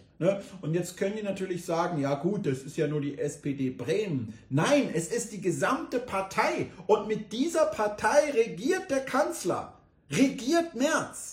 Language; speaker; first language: German; native; German